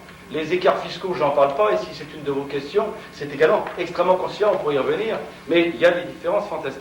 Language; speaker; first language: French; native; French